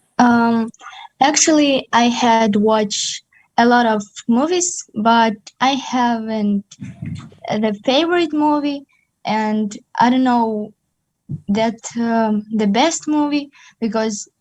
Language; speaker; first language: English; non-native, learner; Ukrainian